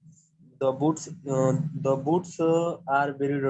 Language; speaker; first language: English; non-native, learner; Hindi